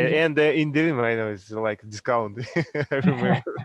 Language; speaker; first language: English; non-native, learner; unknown